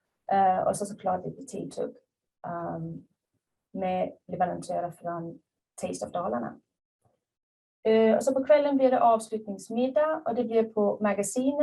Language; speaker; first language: Swedish; native; Swedish